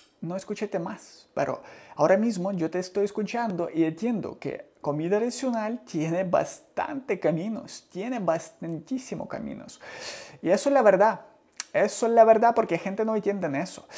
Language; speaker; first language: Spanish; non-native, learner; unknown